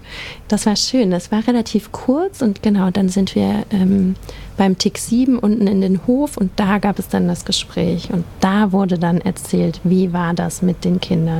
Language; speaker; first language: German; native; German